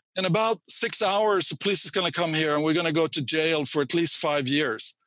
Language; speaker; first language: English; non-native, fluent; Swedish